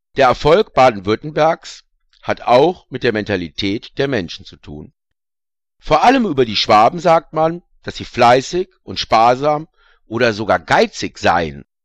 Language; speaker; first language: German; native; German